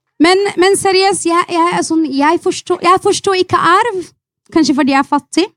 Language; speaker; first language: Norwegian; non-native, fluent; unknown